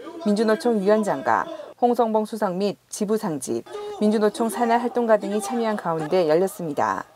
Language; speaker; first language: Korean; native; Korean